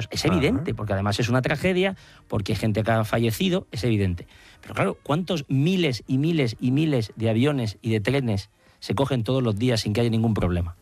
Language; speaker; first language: Spanish; native; Spanish